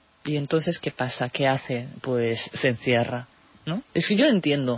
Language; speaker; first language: Spanish; non-native, fluent; Japanese